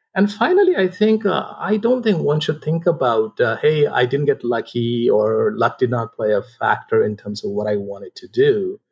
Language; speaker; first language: English; non-native, local second language; Nepali